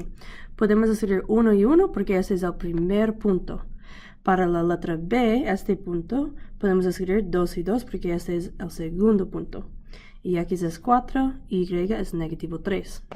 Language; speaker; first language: Spanish; non-native, learner; English